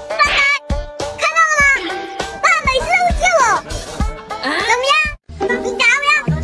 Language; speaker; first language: Chinese; native; Chinese